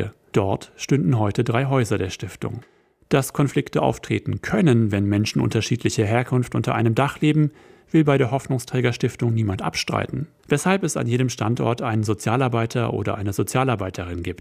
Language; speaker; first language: German; native; German